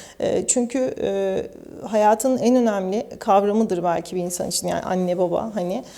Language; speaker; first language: Turkish; native; Turkish